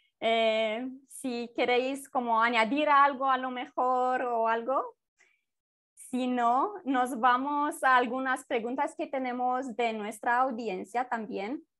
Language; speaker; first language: Spanish; native; Spanish